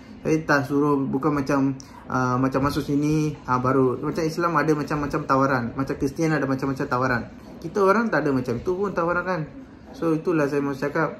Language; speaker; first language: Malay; non-native, local second language; Tamil